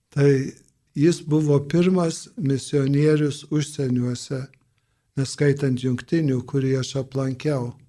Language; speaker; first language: Lithuanian; early bilingual, heritage; Lithuanian